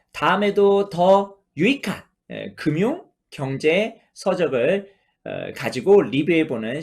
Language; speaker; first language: Korean; native; Korean